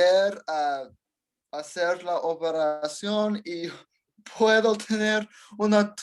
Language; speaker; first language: Spanish; non-native, learner; English